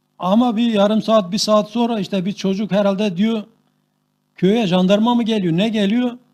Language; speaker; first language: Turkish; non-native, local second language; Kurdish